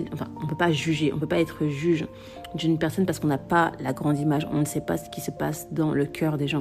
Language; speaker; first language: French; native; French